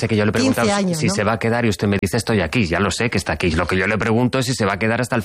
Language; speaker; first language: Spanish; native; Spanish